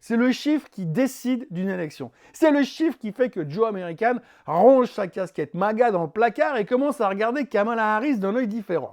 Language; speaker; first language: French; native; French